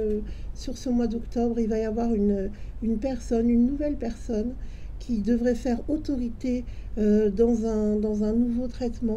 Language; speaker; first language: French; native; French